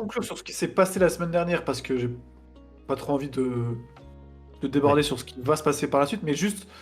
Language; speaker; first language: French; native; French